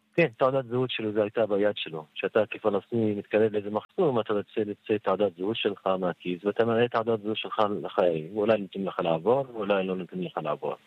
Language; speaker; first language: Hebrew; non-native, fluent; Arabic